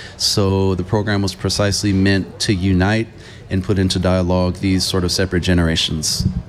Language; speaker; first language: English; native; English